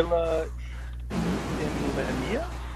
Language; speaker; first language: Spanish; non-native, learner; English